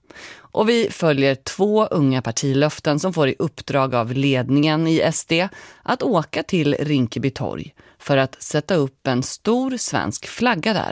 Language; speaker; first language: Swedish; native; Swedish